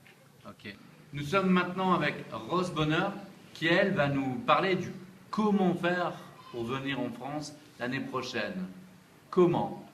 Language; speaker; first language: French; native; French